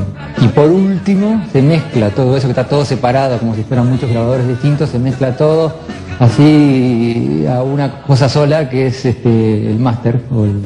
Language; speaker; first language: Spanish; native; Spanish